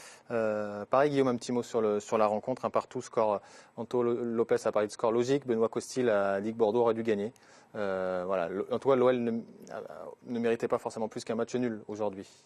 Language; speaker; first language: French; native; French